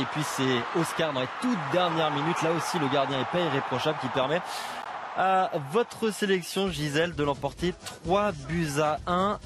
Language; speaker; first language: French; native; French